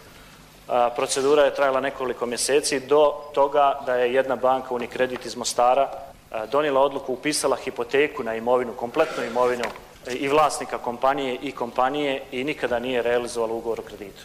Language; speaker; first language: Croatian; native; Croatian